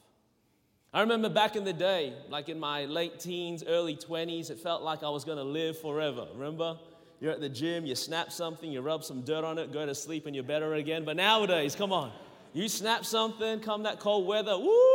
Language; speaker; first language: English; native; English